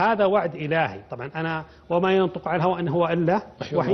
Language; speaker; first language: Arabic; native; Arabic